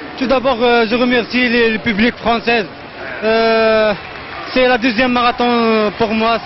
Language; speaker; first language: French; non-native, local second language; Arabic